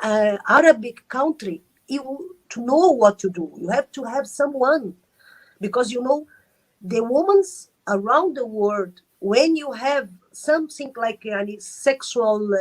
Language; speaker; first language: English; non-native, learner; Arabic